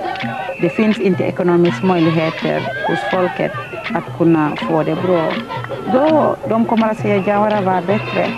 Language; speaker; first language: Swedish; non-native, fluent; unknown